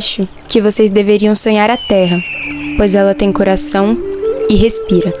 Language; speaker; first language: Portuguese; native; Portuguese